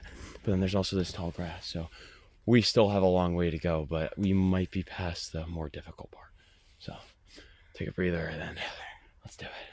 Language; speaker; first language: English; native; English